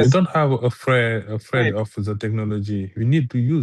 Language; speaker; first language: English; non-native, learner; French